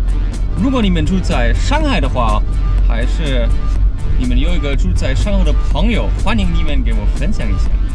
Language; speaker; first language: Chinese; non-native, fluent; German